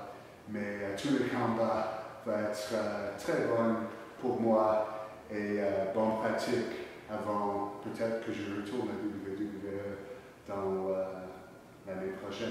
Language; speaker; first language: French; non-native, learner; English